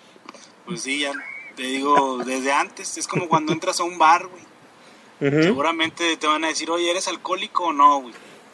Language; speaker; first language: Spanish; native; Spanish